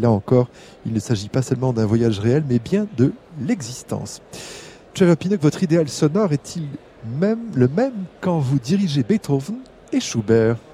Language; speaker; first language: French; native; French